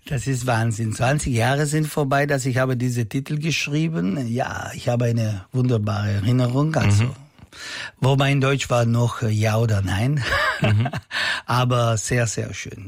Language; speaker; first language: German; non-native, learner; Italian